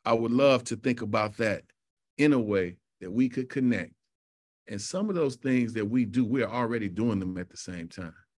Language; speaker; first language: English; native; English